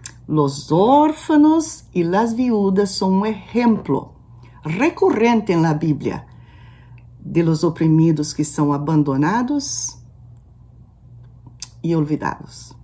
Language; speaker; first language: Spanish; non-native, learner; Portuguese